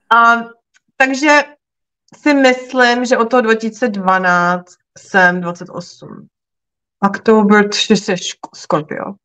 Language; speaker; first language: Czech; native; Czech